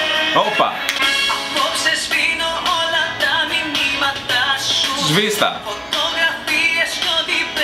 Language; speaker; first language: Greek; native; Greek